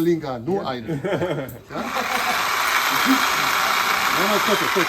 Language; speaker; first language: German; non-native, learner; Dutch